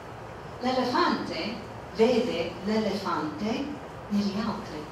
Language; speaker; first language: Italian; non-native, fluent; English